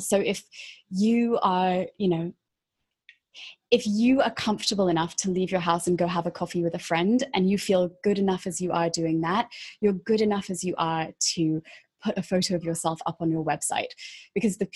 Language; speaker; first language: English; native; English